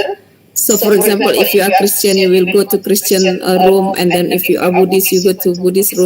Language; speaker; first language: English; non-native, fluent; Indonesian